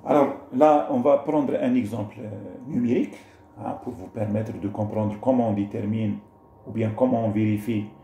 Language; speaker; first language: French; non-native, local second language; Arabic